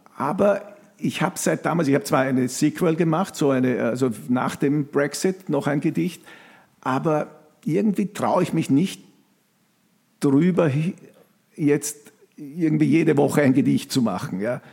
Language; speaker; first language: German; native; German